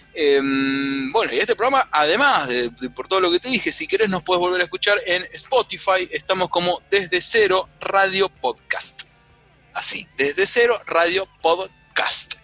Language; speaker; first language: Spanish; native; Spanish